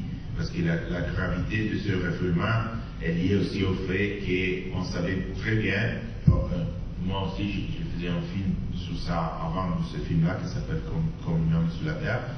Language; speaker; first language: French; non-native, fluent; Italian